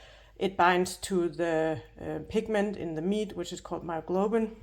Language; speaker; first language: English; non-native, fluent; Danish